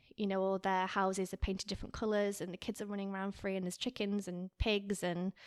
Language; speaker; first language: English; native; English